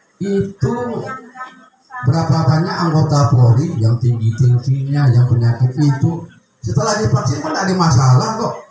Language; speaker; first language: Indonesian; native; Indonesian